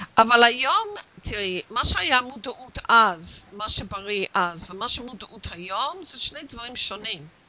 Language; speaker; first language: Hebrew; non-native, fluent; English